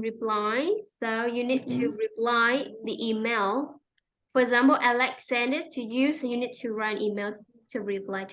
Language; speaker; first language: English; non-native, fluent; Vietnamese